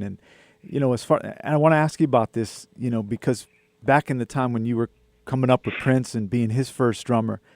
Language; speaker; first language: English; native; English